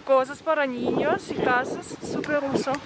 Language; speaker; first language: Spanish; non-native, fluent; Russian